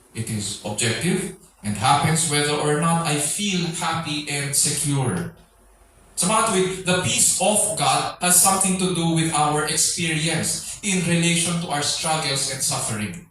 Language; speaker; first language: English; non-native, local second language; Filipino